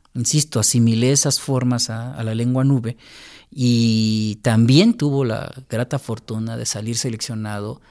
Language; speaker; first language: Spanish; native; Spanish